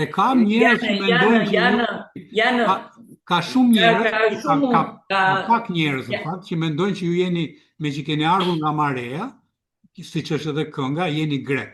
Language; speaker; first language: Albanian; native; Albanian